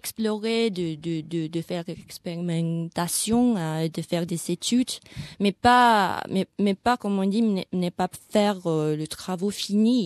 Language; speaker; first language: French; non-native, learner; Indonesian